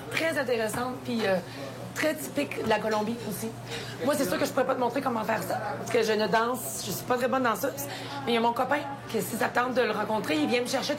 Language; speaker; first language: French; native; French